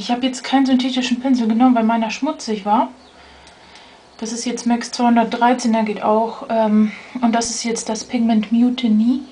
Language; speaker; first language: German; native; German